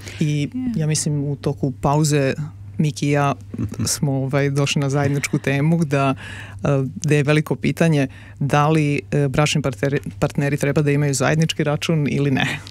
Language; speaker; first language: Serbian; native; Serbian